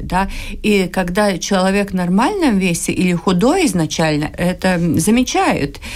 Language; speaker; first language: Russian; non-native, local second language; Latvian